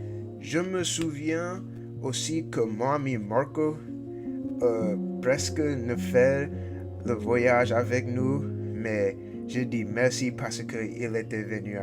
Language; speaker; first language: French; non-native, learner; English